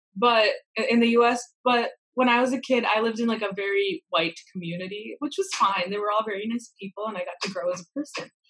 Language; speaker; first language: English; native; English